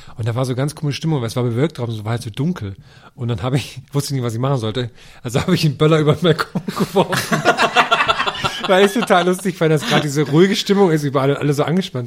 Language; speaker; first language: German; native; German